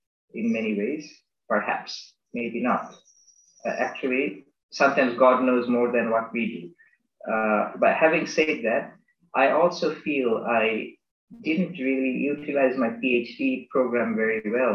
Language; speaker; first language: English; non-native, local second language; Bangla